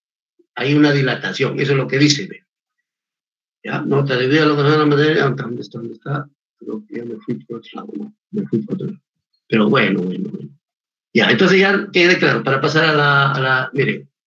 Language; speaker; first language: Spanish; native; Spanish